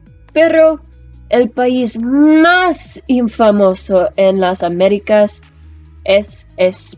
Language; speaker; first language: Spanish; non-native, learner; English